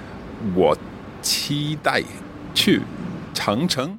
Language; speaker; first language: Chinese; non-native, learner; English